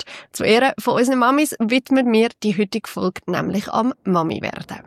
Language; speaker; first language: German; native; German